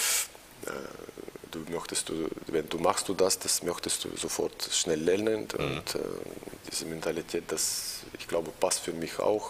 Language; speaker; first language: German; non-native, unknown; Russian